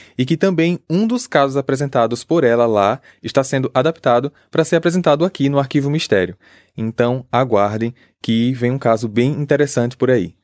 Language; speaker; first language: Portuguese; native; Portuguese